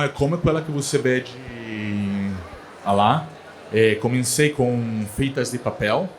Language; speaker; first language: Portuguese; non-native, learner; Italian